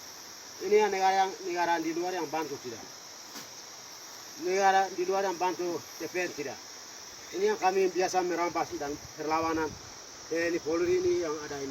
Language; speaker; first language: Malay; non-native, local second language; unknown